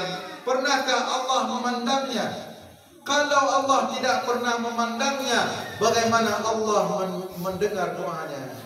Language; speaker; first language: Indonesian; non-native, local second language; Achinese